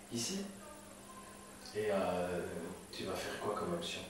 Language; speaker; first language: French; native; French